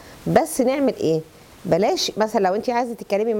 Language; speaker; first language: Arabic; native; Arabic